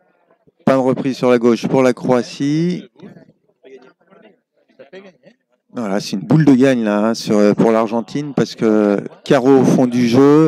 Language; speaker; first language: French; native; French